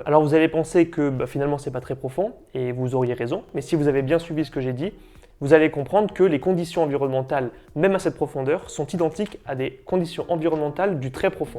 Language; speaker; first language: French; native; French